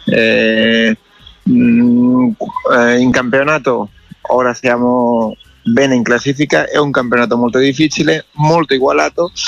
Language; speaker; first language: Italian; non-native, learner; Spanish